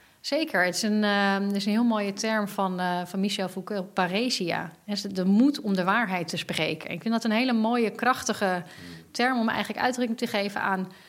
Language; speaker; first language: Dutch; native; Dutch